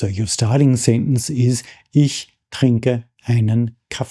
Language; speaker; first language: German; non-native, fluent; English